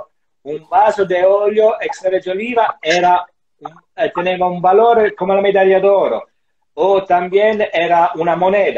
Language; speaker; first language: Spanish; non-native, learner; Italian